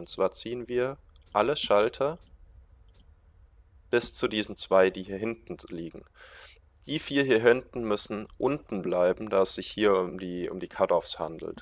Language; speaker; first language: German; native; German